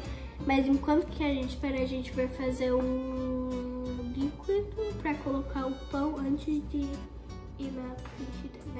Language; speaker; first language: Portuguese; early bilingual, heritage; English